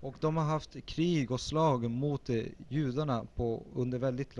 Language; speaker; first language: Swedish; early bilingual, other home language; Spanish